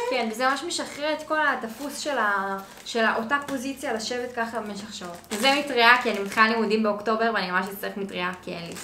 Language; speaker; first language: Hebrew; native; Hebrew